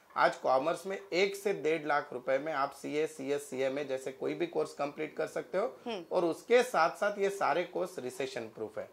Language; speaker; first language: Hindi; non-native, local second language; Marathi